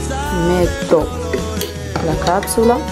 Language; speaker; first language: Italian; non-native, learner; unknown